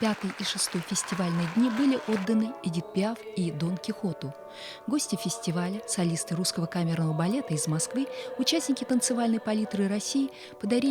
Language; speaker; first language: Russian; native; Russian